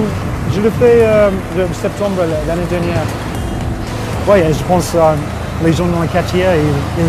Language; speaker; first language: French; non-native, fluent; English